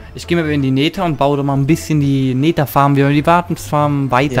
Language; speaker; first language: German; native; German